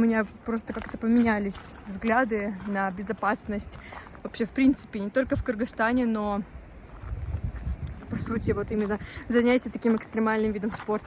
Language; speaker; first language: Russian; native; Russian